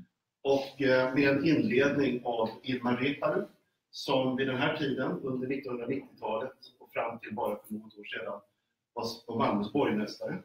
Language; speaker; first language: Swedish; native; Swedish